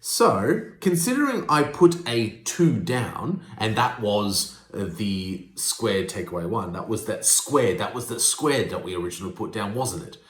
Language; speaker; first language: English; native; English